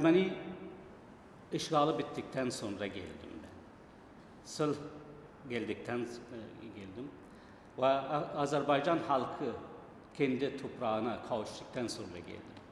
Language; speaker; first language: Turkish; non-native, fluent; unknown